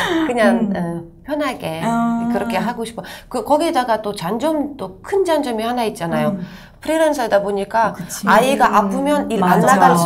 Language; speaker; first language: Korean; non-native, fluent; Russian